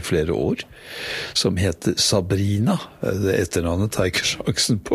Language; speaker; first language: Norwegian; native; Norwegian